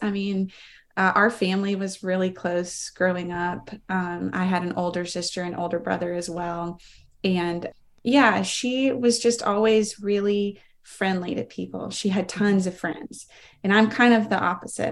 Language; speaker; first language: English; native; English